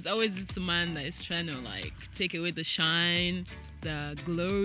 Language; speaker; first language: English; non-native, local second language; Yoruba